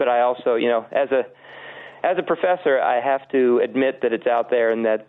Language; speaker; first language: English; native; English